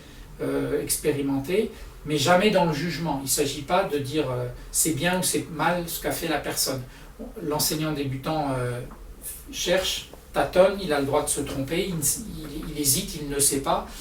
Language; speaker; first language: French; native; French